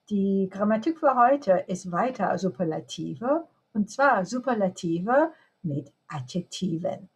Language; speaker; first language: German; non-native, fluent; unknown